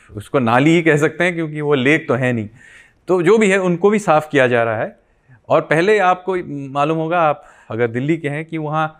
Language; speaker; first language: Hindi; non-native, local second language; Bangla